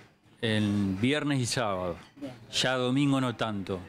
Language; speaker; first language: Spanish; native; Spanish